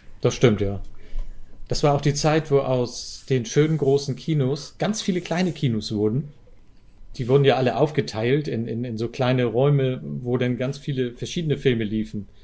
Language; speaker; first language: German; native; German